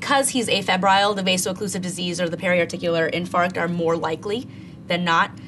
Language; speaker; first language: English; native; English